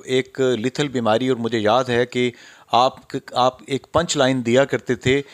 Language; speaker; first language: Urdu; non-native, local second language; Pahari-Potwari